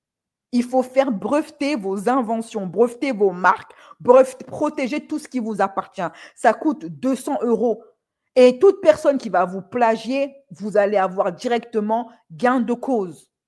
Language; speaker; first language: French; native; French